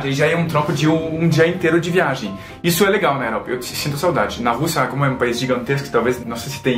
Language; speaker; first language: Portuguese; non-native, fluent; French